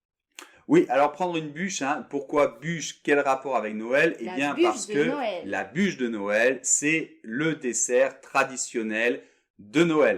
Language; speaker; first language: French; native; French